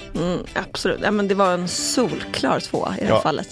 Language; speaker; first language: Swedish; native; Swedish